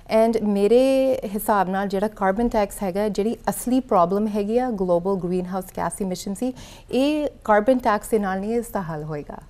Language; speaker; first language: Punjabi; early bilingual, heritage; Punjabi